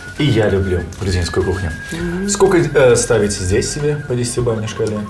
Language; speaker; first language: Russian; native; Russian